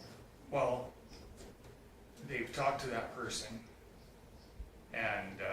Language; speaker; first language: English; native; English